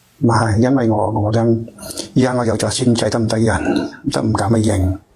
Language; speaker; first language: Cantonese; native; Cantonese